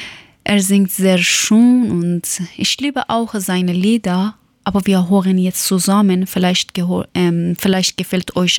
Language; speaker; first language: German; non-native, learner; Persian